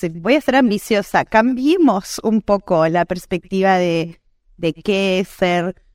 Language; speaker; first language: Spanish; native; Spanish